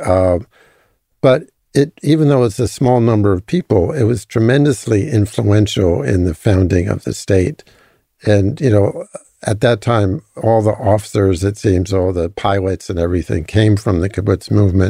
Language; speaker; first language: English; native; English